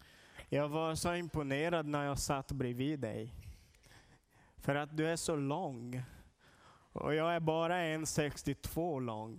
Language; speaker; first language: Swedish; non-native, learner; Portuguese